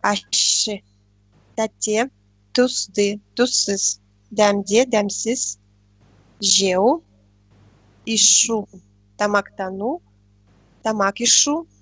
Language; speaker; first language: Kazakh; non-native, learner; Russian